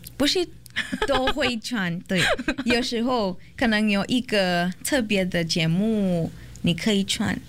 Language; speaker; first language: Chinese; non-native, learner; Portuguese